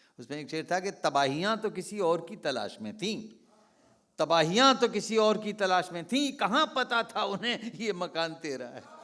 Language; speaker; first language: Hindi; native; Hindi